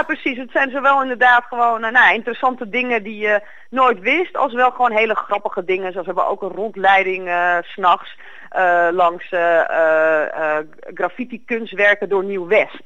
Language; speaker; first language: Dutch; native; Dutch